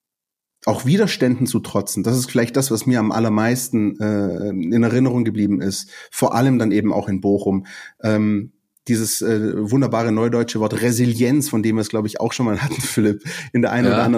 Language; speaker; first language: German; native; German